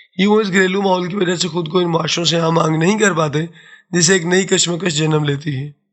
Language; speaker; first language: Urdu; non-native, local second language; Saraiki